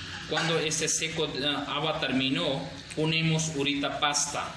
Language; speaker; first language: Spanish; non-native, learner; Urdu